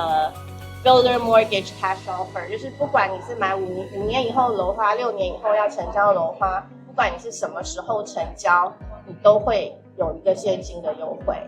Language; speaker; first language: Chinese; native; Chinese